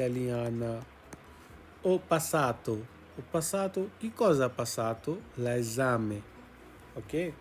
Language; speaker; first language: Italian; non-native, fluent; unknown